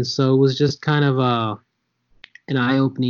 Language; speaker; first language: English; native; English